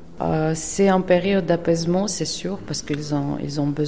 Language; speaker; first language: French; non-native, fluent; Ukrainian